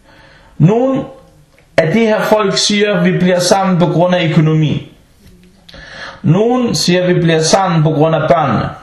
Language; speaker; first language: Danish; non-native, local second language; Arabic